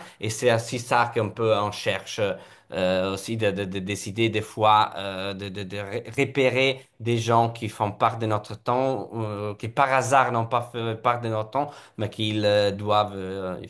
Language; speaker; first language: French; non-native, fluent; Italian